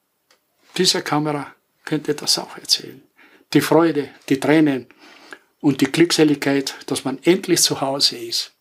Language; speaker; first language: German; non-native, fluent; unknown